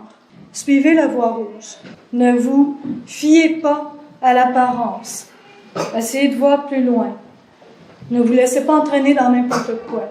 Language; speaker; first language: French; native; French